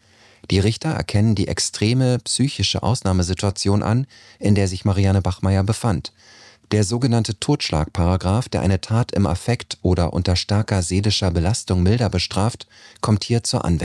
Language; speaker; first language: German; native; German